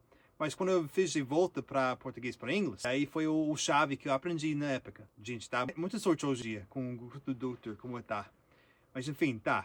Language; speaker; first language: Portuguese; non-native, learner; English